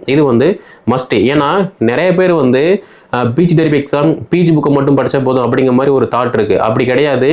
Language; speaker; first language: Tamil; native; Tamil